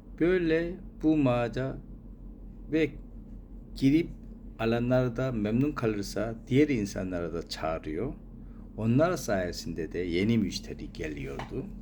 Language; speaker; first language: Turkish; non-native, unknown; Korean